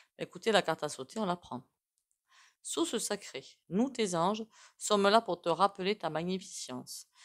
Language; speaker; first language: French; native; French